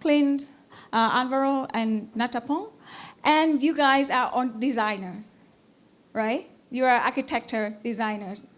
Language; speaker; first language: English; non-native, fluent; Vietnamese